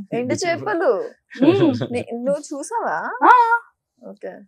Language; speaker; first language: Telugu; native; Telugu